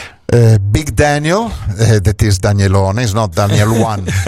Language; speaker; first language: English; non-native, fluent; Italian